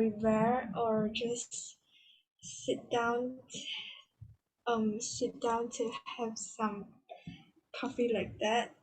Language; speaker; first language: English; non-native, learner; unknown